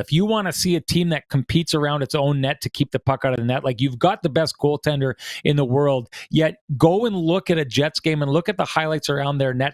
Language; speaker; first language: English; native; English